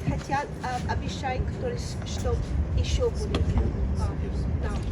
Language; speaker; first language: Russian; non-native, learner; English